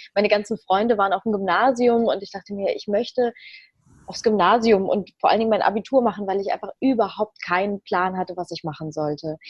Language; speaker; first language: German; early bilingual, other home language; Ukrainian